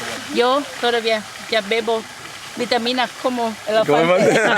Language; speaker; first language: Spanish; non-native, learner; Thai